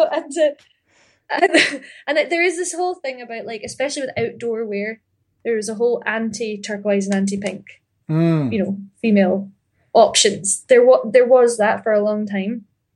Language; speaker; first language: English; native; English